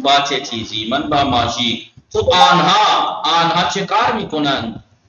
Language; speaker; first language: Persian; non-native, fluent; Urdu